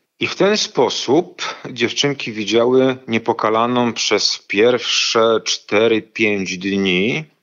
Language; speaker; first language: Polish; native; Polish